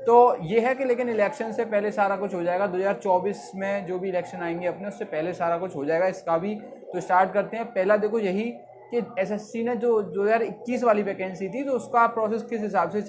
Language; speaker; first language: Hindi; native; Hindi